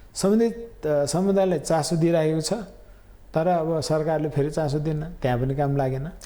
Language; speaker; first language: Nepali; non-native, local second language; Magahi